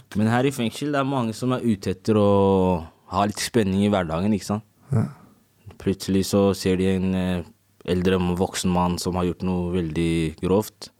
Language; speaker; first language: Norwegian; native; Norwegian